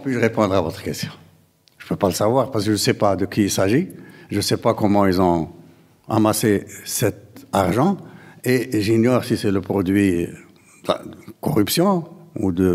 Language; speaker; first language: French; non-native, local second language; Arabic